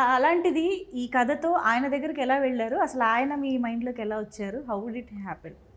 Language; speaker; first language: Telugu; native; Telugu